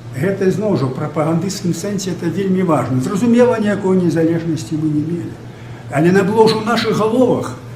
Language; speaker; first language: Belarusian; native; Belarusian